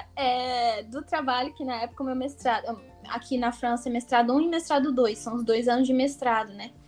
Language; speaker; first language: Portuguese; native; Portuguese